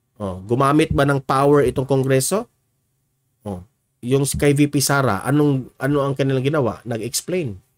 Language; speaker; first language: Filipino; native; Filipino